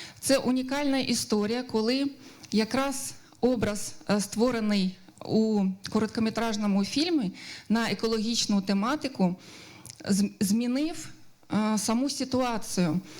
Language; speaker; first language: Ukrainian; native; Ukrainian